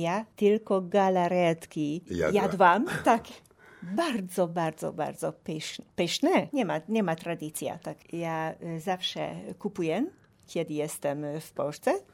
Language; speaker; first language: Polish; non-native, learner; Hungarian